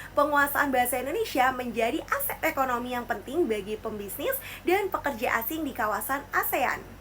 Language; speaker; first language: Indonesian; native; Indonesian